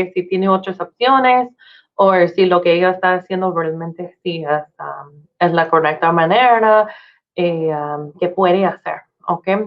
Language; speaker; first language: Spanish; non-native, fluent; English